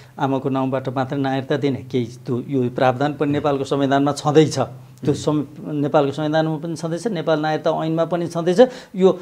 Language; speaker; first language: Nepali; native; Nepali